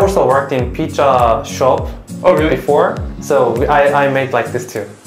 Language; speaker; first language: English; non-native, learner; Korean